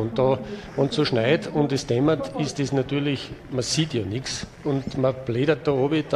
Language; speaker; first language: German; native; German